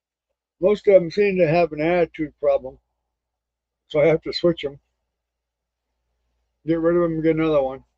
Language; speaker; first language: English; native; English